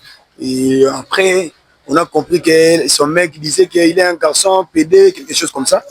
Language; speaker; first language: French; non-native, local second language; Lingala